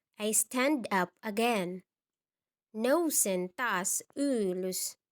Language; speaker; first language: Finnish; non-native, learner; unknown